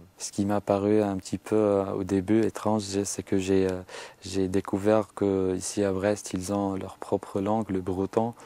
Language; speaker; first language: French; non-native, local second language; Arabic